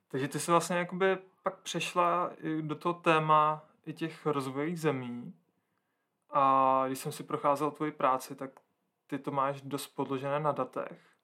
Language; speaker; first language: Czech; native; Czech